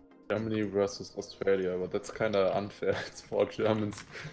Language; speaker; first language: English; non-native, fluent; German